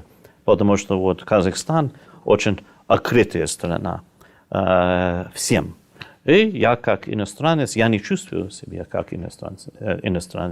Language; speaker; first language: Russian; non-native, fluent; English